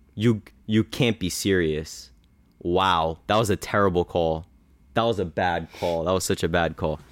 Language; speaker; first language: English; early bilingual, other home language; Greek